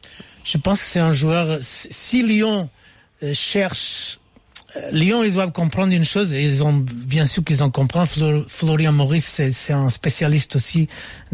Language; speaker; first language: French; non-native, fluent; Portuguese